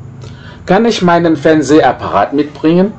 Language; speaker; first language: German; non-native, fluent; Indonesian